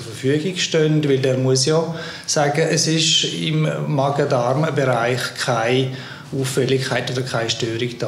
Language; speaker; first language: German; native; German